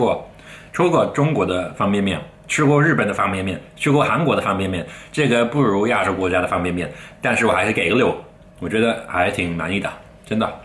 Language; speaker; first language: Chinese; non-native, fluent; English